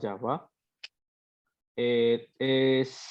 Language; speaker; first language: English; non-native, learner; Indonesian